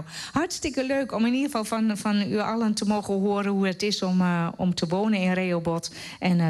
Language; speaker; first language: Dutch; native; Dutch